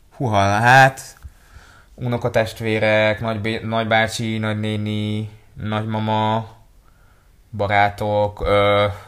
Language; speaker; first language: Hungarian; early bilingual, other home language; Hebrew